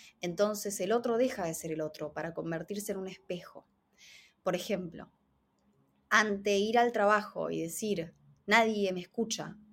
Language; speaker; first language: Spanish; native; Spanish